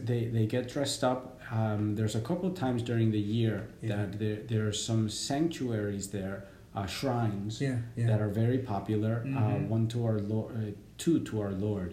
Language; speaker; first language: English; native; English